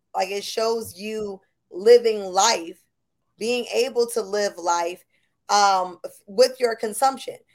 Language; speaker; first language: English; native; English